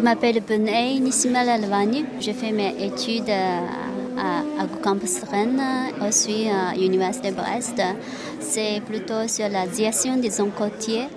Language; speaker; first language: French; non-native, learner; Japanese